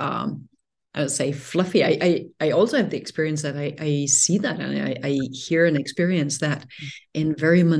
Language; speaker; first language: English; non-native, fluent; Danish